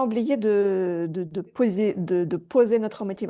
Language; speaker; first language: French; non-native, fluent; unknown